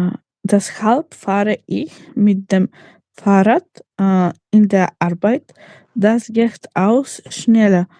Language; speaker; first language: German; non-native, learner; Macedonian